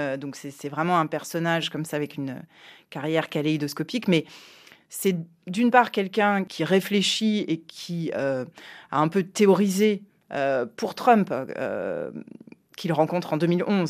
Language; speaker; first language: French; native; French